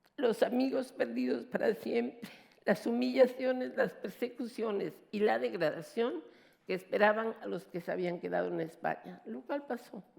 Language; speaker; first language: Spanish; native; Spanish